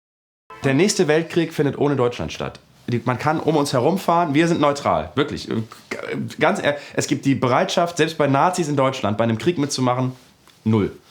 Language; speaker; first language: German; native; German